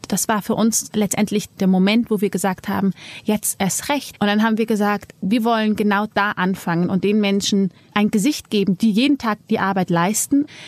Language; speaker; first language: German; early bilingual, other home language; Amharic